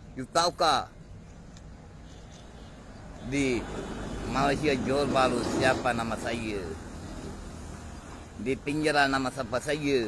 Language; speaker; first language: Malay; non-native, learner; Bangla